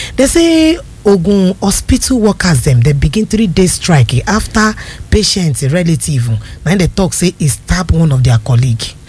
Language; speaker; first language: Nigerian Pidgin; non-native, local second language; Yoruba